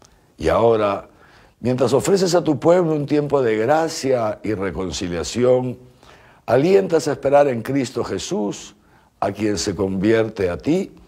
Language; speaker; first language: Spanish; native; Spanish